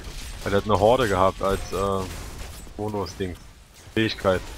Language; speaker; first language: German; native; German